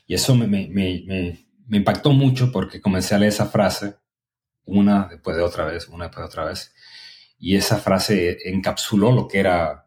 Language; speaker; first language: Spanish; early bilingual, other home language; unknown